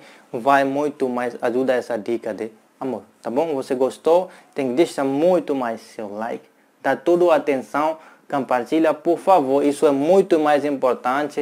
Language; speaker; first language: Portuguese; non-native, learner; Hindi